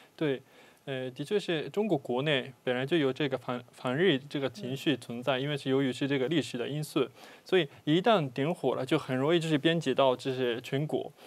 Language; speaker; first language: Chinese; non-native, fluent; Japanese